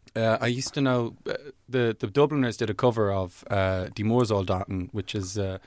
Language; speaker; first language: English; native; English